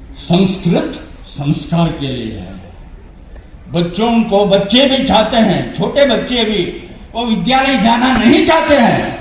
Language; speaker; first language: Hindi; non-native, local second language; Konkani